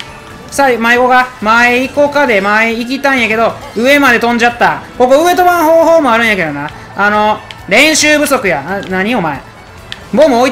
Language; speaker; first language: Japanese; native; Japanese